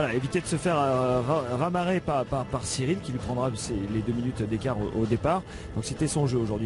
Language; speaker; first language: French; native; French